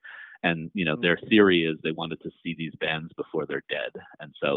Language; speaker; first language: English; native; English